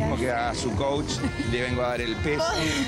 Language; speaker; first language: Spanish; native; Spanish